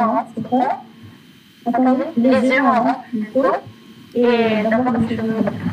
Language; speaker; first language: French; non-native, local second language; Arabic